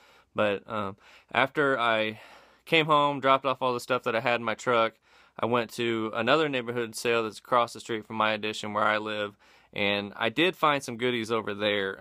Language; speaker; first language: English; native; English